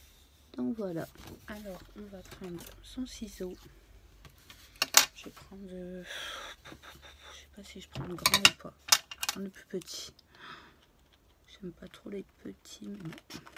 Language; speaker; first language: French; native; French